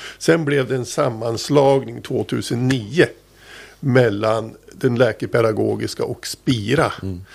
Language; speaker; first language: Swedish; native; Swedish